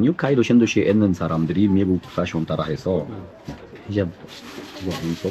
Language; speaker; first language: Korean; non-native, learner; Arabic